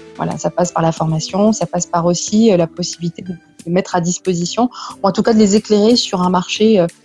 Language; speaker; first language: French; native; French